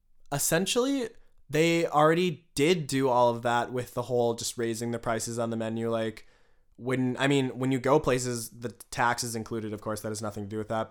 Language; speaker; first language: English; native; English